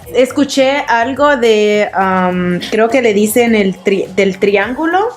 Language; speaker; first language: Spanish; native; Spanish